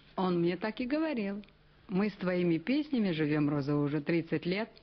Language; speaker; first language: Russian; non-native, local second language; Kazakh